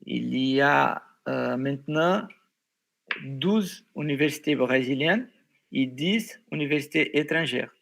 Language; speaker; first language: French; non-native, fluent; Portuguese